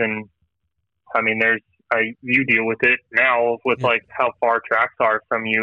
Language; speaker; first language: English; native; English